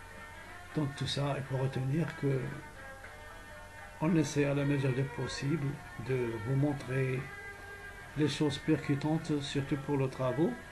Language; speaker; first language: French; non-native, local second language; Arabic